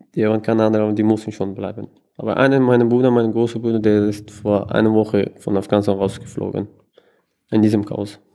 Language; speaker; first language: German; non-native, learner; Persian